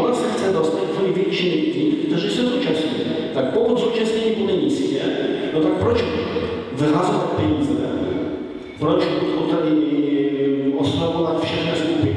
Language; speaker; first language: Czech; non-native, fluent; Polish